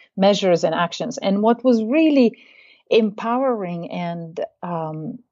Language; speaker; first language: English; non-native, fluent; Bulgarian